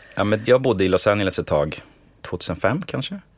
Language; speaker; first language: Swedish; native; Swedish